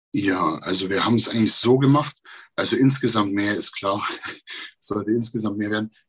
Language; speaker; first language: German; native; German